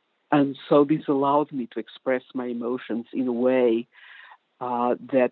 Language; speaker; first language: English; non-native, fluent; Portuguese